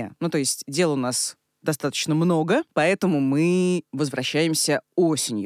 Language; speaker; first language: Russian; native; Russian